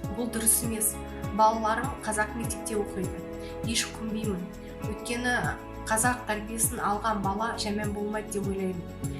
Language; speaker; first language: Kazakh; non-native, local second language; Romanian